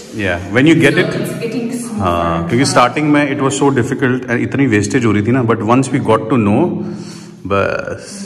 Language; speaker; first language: Hindi; native; Hindi